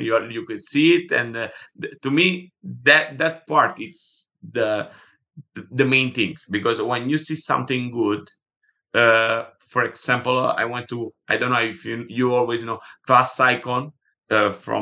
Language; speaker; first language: English; non-native, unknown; Italian